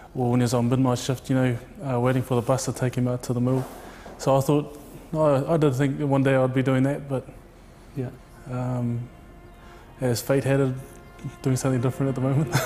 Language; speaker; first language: English; native; English